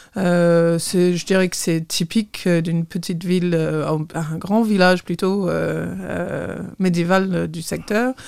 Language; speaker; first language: French; non-native, fluent; English